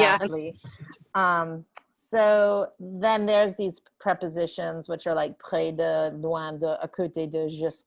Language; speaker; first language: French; non-native, fluent; English